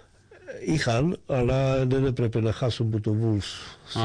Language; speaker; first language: Greek; non-native, fluent; Slovak